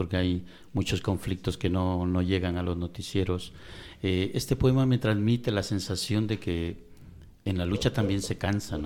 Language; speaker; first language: Spanish; native; Spanish